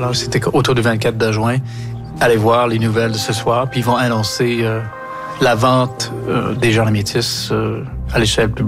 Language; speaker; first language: French; native; French